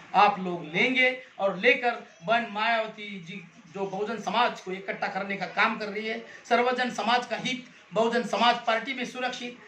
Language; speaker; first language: Hindi; non-native, local second language; Marathi